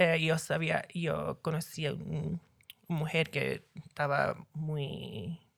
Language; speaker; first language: Spanish; early bilingual, heritage; Spanish